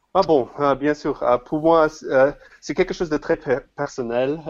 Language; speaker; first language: French; non-native, fluent; English